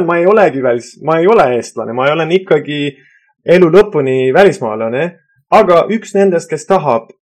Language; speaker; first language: Estonian; non-native, fluent; Persian